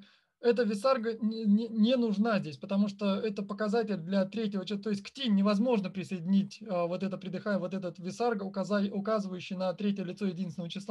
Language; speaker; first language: Russian; native; Russian